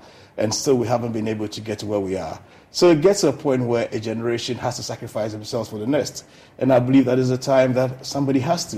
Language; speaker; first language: English; non-native, local second language; Akan